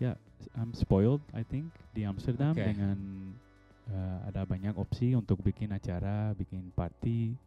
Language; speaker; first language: Indonesian; non-native, fluent; Dutch